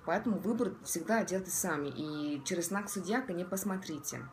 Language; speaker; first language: Russian; non-native, local second language; Estonian